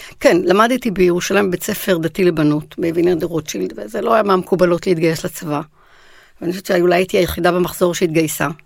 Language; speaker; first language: Hebrew; native; Hebrew